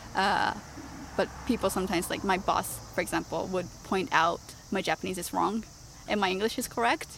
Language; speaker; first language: English; non-native, fluent; Japanese